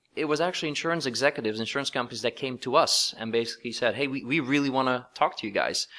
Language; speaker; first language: English; non-native, fluent; Dutch